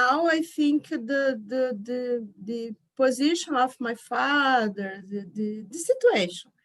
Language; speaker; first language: English; non-native, learner; Portuguese